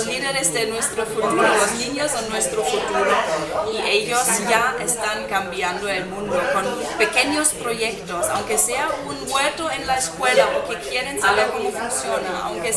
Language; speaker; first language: Spanish; non-native, fluent; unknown